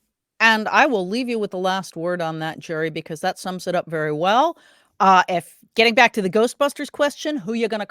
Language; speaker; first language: English; native; English